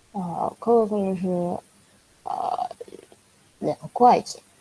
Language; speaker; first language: Chinese; non-native, learner; Indonesian